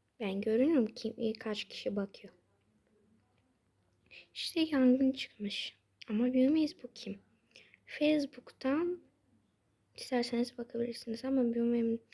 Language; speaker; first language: Turkish; early bilingual, heritage; Turkish